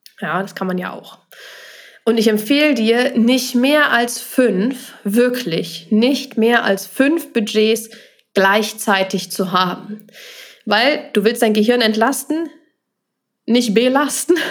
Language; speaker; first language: German; native; German